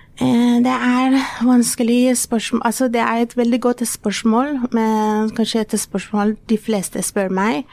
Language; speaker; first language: Norwegian; non-native, fluent; Persian